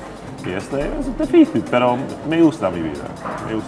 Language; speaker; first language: Spanish; non-native, fluent; English